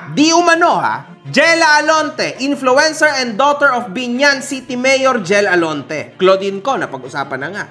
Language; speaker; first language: Filipino; native; Filipino